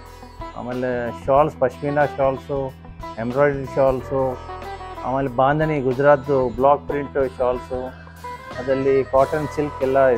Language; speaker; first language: Kannada; non-native, local second language; Gujarati